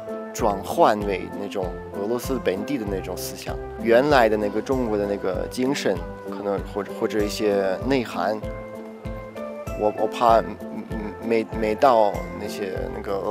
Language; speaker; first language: Chinese; non-native, fluent; Russian